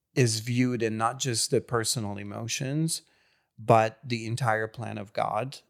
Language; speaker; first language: English; non-native, fluent; Hungarian